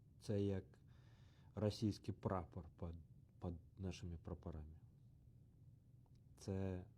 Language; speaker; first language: Ukrainian; non-native, learner; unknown